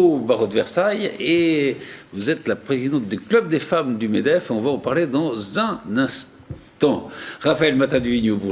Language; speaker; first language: French; native; French